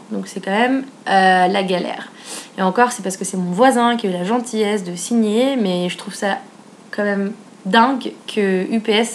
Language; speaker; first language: French; native; French